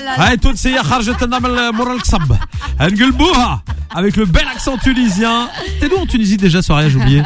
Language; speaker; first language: French; native; French